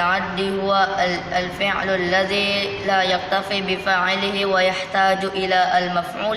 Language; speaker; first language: Arabic; non-native, learner; Indonesian